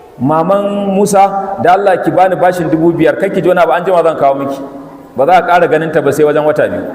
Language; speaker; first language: Hausa; native; Hausa